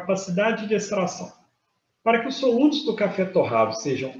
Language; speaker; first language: Portuguese; native; Portuguese